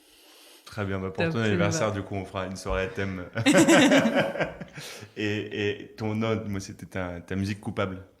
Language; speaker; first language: French; native; French